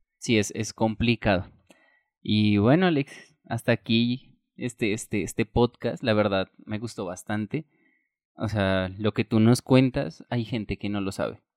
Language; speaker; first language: Spanish; native; Spanish